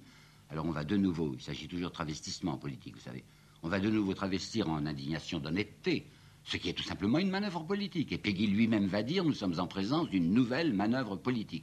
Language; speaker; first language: French; native; French